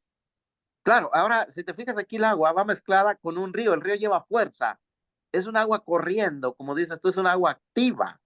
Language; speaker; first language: Spanish; native; Spanish